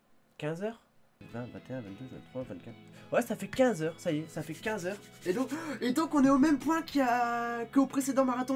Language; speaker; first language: French; native; French